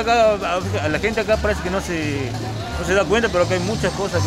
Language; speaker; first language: Spanish; native; Spanish